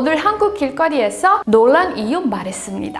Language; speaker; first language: Korean; non-native, learner; Portuguese